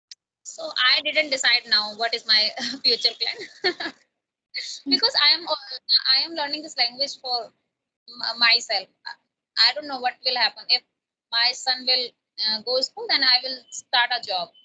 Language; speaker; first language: English; non-native, local second language; Hindi